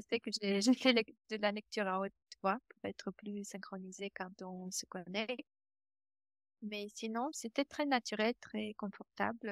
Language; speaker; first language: French; non-native, fluent; Romanian